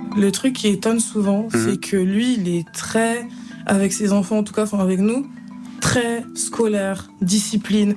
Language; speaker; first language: French; native; French